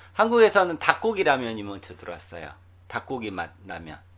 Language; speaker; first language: Korean; native; Korean